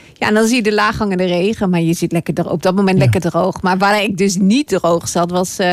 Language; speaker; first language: Dutch; non-native, fluent; English